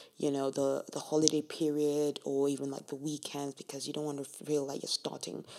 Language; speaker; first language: English; non-native, local second language; Yoruba